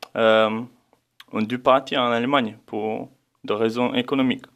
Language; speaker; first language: French; non-native, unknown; Romanian